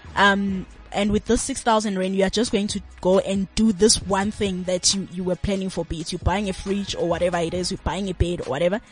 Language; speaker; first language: English; non-native, local second language; Zulu